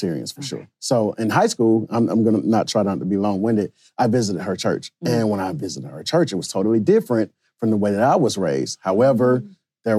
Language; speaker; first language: English; native; English